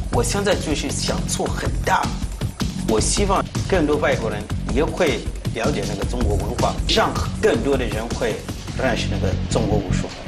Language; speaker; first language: Chinese; non-native, fluent; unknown